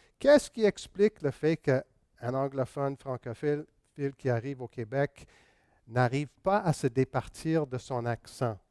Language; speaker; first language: French; non-native, local second language; English